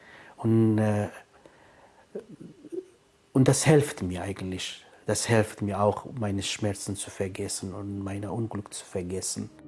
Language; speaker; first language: German; non-native, fluent; Kurdish